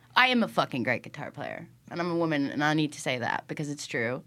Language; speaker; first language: English; native; English